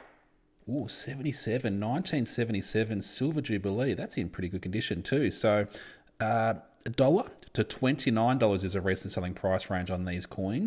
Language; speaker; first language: English; native; English